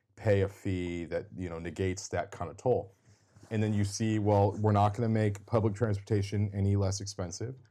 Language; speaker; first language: English; native; English